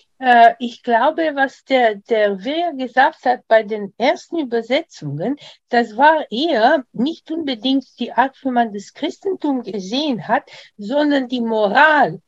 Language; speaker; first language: German; non-native, fluent; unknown